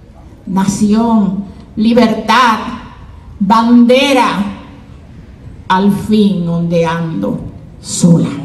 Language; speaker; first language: Spanish; native; Spanish